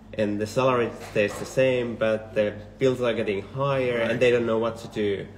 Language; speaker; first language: English; non-native, fluent; Finnish